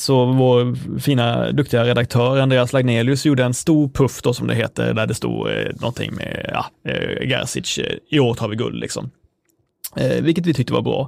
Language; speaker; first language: Swedish; native; Swedish